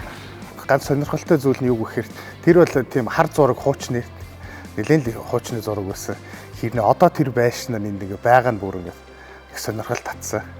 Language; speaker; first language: Mongolian; native; Mongolian